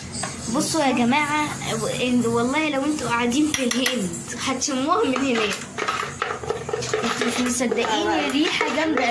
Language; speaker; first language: Arabic; native; Arabic